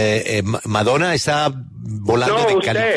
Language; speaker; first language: Spanish; native; Spanish